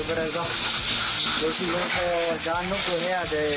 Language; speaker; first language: Korean; non-native, learner; Burmese